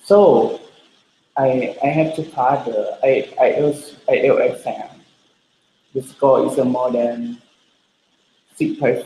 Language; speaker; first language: English; non-native, learner; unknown